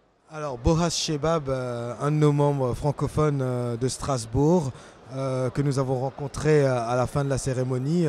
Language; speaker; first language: French; native; French